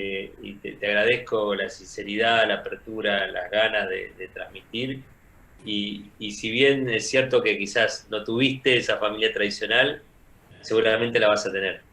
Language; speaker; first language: Spanish; native; Spanish